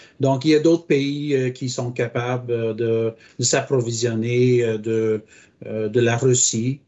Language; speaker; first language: French; non-native, local second language; English